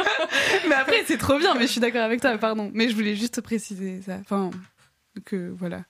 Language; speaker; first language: French; native; French